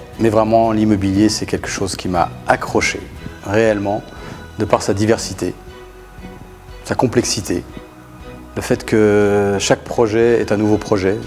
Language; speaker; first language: French; early bilingual, other home language; Arabic